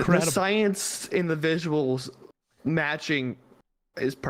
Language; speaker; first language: English; native; English